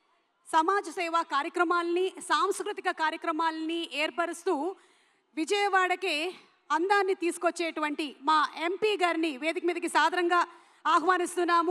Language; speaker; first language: Telugu; native; Telugu